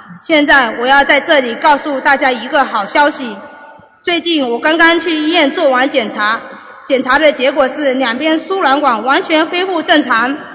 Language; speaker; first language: Chinese; native; Chinese